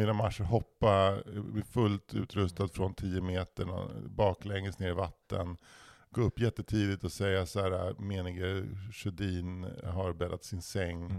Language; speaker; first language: Swedish; native; Swedish